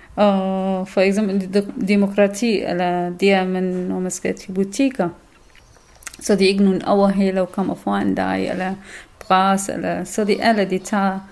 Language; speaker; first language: Danish; non-native, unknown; Kurdish